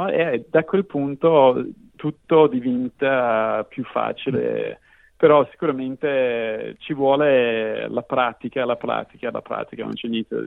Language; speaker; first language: Italian; non-native, fluent; English